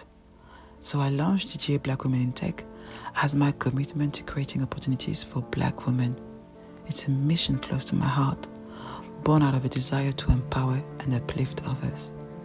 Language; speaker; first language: English; non-native, fluent; French